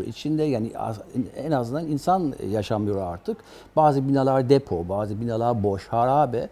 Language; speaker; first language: Turkish; early bilingual, other home language; German